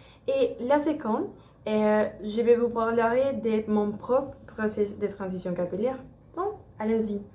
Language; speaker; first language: French; non-native, learner; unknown